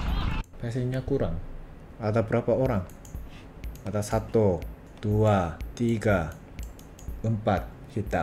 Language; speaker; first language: Indonesian; non-native, fluent; Korean